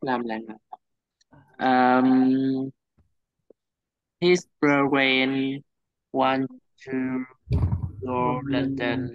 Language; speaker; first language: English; non-native, learner; Vietnamese